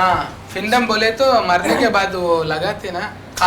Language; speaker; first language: Hindi; non-native, local second language; Telugu